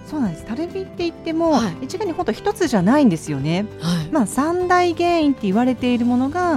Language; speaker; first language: Japanese; native; Japanese